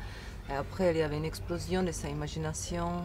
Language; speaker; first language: French; non-native, fluent; Czech